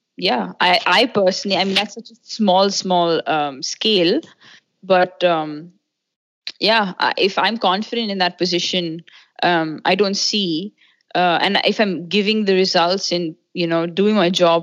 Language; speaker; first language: English; non-native, local second language; Hindi